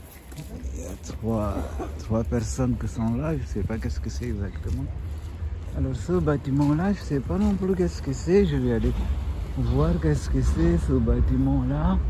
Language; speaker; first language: French; non-native, fluent; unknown